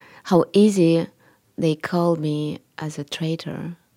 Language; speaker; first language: English; non-native, learner; Russian